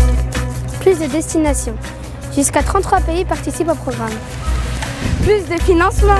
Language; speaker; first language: French; native; French